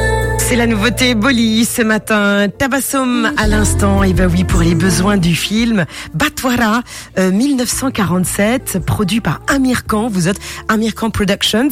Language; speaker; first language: French; non-native, local second language; Morisyen